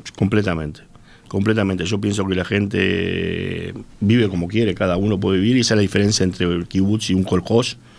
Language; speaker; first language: Spanish; native; Spanish